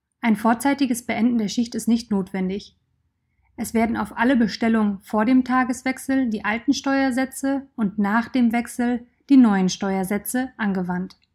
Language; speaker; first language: German; native; German